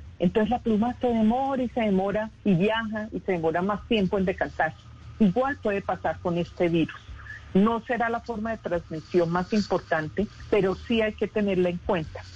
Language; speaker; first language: Spanish; native; Spanish